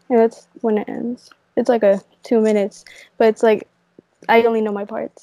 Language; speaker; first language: English; native; English